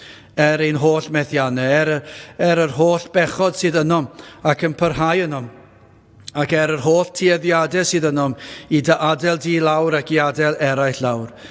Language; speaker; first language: Welsh; native; Welsh